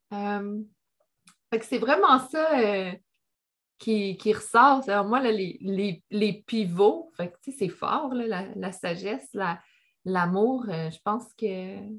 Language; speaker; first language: French; native; French